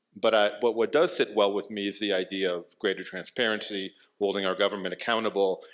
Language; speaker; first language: English; native; English